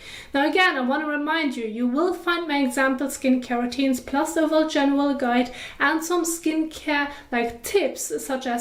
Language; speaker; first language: English; non-native, fluent; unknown